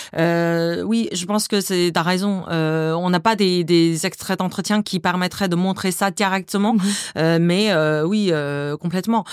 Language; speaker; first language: French; non-native, fluent; Chinese